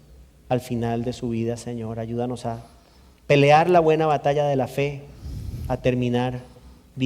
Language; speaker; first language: Spanish; native; Spanish